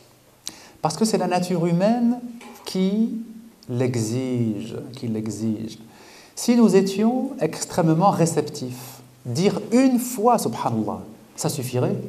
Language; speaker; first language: French; native; French